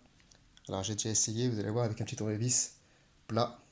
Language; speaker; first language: French; native; French